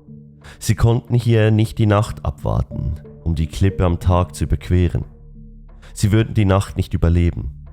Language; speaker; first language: German; native; German